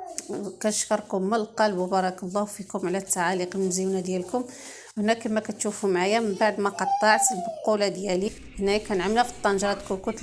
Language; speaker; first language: Arabic; native; Arabic